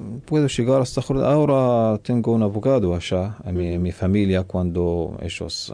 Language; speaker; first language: Spanish; non-native, local second language; Arabic